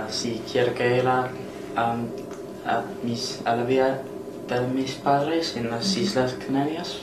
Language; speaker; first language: Spanish; non-native, learner; English